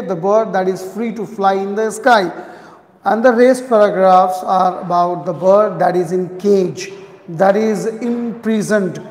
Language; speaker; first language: English; non-native, local second language; Hindi